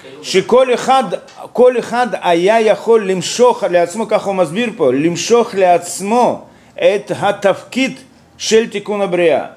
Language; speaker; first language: Hebrew; non-native, fluent; Russian